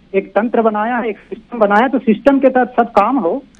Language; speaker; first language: Hindi; native; Hindi